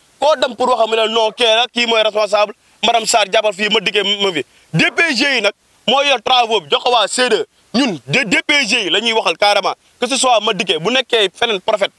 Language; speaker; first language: Wolof; native; Wolof